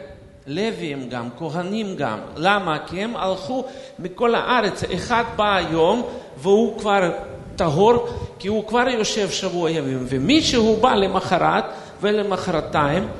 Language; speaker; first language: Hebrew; non-native, fluent; Russian